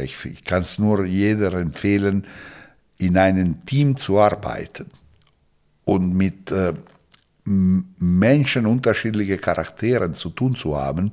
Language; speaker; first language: German; non-native, fluent; Italian